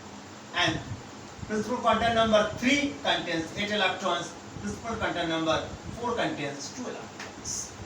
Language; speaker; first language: English; non-native, local second language; Hindi